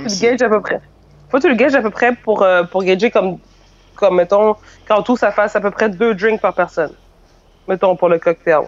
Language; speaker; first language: French; native; French